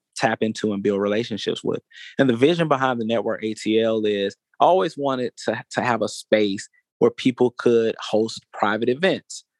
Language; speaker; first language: English; native; English